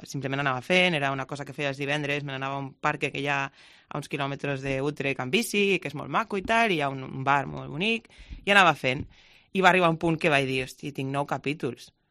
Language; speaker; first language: Catalan; non-native, local second language; Spanish